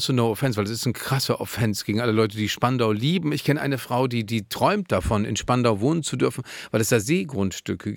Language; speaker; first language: German; native; German